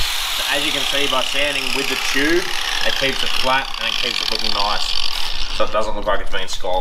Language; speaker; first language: English; native; English